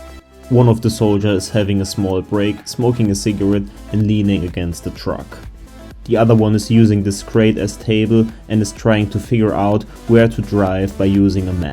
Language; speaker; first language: English; non-native, fluent; German